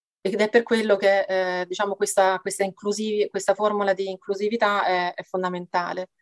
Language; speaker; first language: Italian; native; Italian